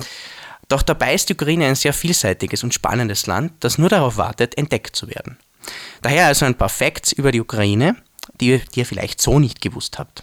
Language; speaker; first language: German; native; German